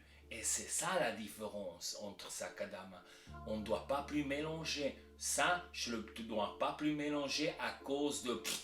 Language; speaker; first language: French; non-native, local second language; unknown